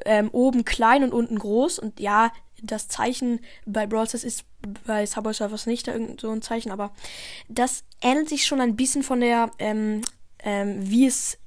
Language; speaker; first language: German; native; German